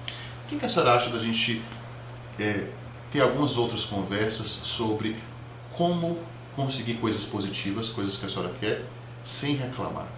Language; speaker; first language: Portuguese; native; Portuguese